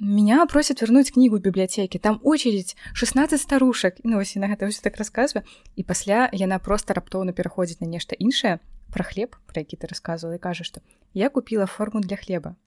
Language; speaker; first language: Belarusian; non-native, local second language; Russian